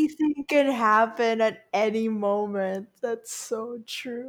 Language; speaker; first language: English; non-native, local second language; Filipino